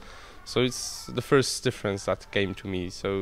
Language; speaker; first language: English; non-native, fluent; Polish